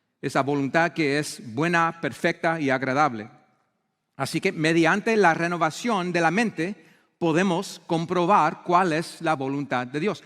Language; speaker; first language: Spanish; non-native, fluent; English